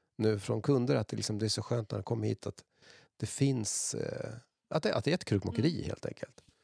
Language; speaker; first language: Swedish; native; Swedish